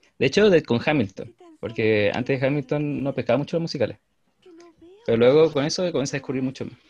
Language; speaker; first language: Spanish; native; Spanish